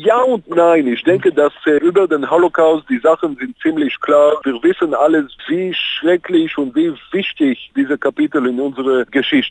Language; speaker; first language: German; non-native, fluent; Hebrew